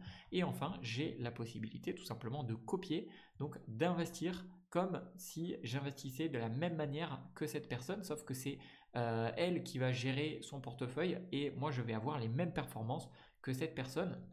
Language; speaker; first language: French; native; French